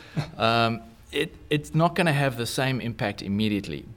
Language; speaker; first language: English; native; English